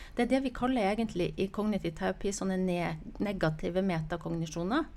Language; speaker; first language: Norwegian; non-native, fluent; English